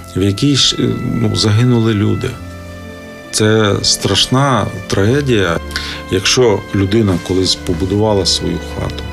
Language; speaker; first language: Ukrainian; native; Ukrainian